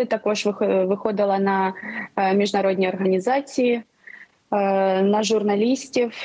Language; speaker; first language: Ukrainian; non-native, local second language; Russian